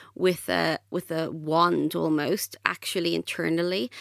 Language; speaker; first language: English; native; English